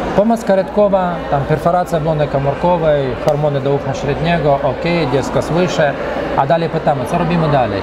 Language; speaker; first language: Polish; early bilingual, heritage; Russian